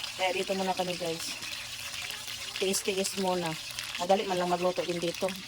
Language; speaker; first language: Filipino; non-native, local second language; Cebuano